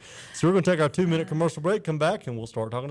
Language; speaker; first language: English; native; English